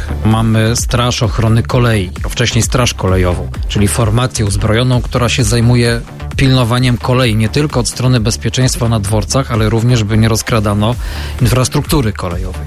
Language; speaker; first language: Polish; native; Polish